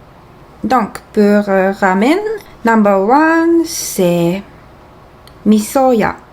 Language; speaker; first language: French; non-native, fluent; Japanese